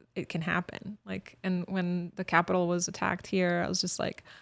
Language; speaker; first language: English; early bilingual, other home language; Bosnian